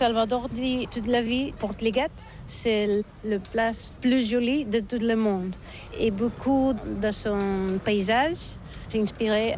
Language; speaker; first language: French; non-native, fluent; Catalan